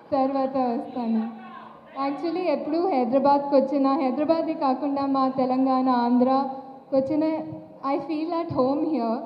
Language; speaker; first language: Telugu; non-native, fluent; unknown